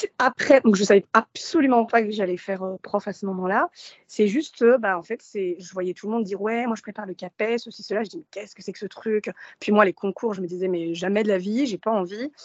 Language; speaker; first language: French; early bilingual, other home language; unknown